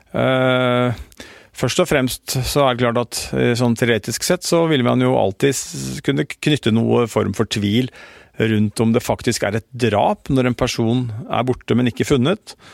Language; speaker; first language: Norwegian; native; Norwegian